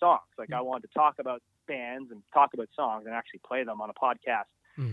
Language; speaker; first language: English; native; English